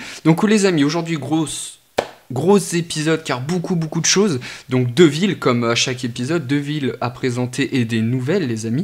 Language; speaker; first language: French; native; French